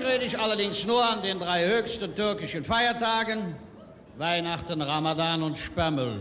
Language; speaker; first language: German; native; German